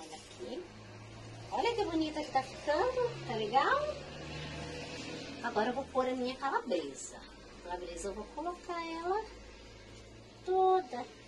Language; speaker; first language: Portuguese; native; Portuguese